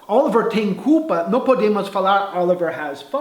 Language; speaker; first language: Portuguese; non-native, fluent; English